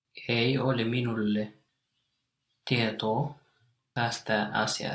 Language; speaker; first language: Finnish; non-native, learner; English